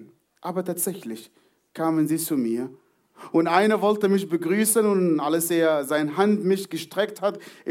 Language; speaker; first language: German; non-native, fluent; Arabic